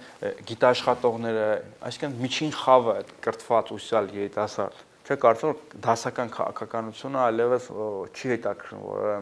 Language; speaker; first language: Armenian; native; Armenian